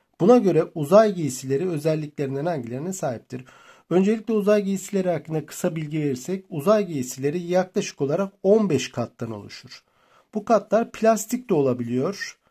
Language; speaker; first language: Turkish; native; Turkish